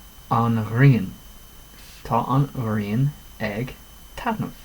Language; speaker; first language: Irish; non-native, local second language; English